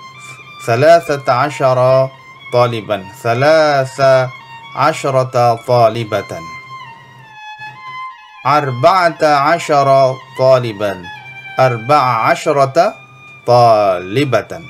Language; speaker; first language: Arabic; non-native, fluent; Indonesian